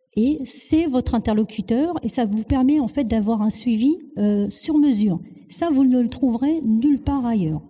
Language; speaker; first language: French; early bilingual, other home language; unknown